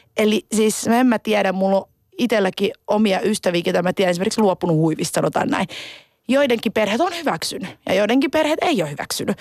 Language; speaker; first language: Finnish; early bilingual, other home language; Somali